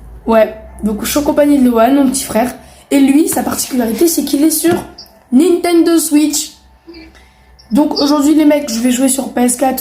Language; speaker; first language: French; native; French